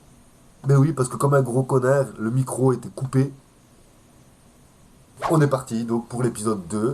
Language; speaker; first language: French; native; French